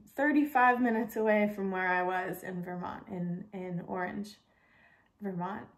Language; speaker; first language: English; native; English